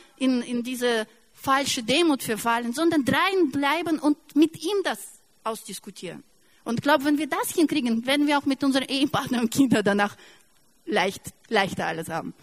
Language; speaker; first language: German; non-native, fluent; Russian